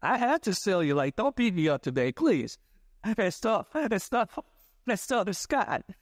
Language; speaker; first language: English; native; English